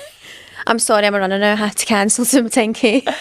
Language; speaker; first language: English; native; English